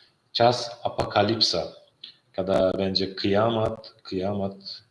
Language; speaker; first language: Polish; non-native, learner; Turkmen